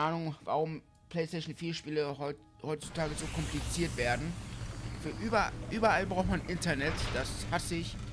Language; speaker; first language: German; native; German